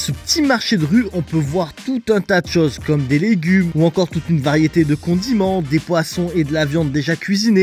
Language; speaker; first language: French; native; French